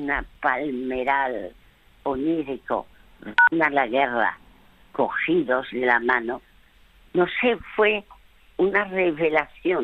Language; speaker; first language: Spanish; early bilingual, other home language; French